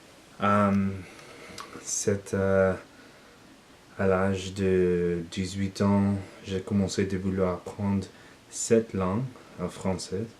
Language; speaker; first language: French; non-native, learner; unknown